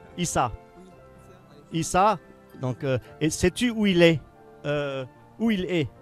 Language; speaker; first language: French; native; French